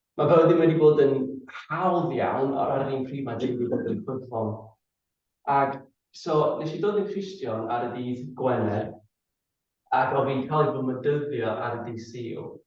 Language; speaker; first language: Welsh; non-native, fluent; English